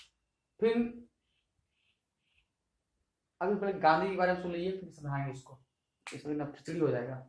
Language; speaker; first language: Hindi; native; Hindi